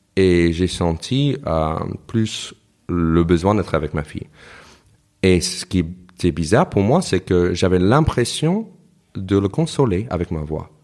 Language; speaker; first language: French; non-native, fluent; English